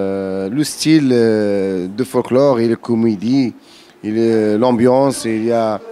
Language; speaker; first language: French; non-native, learner; Arabic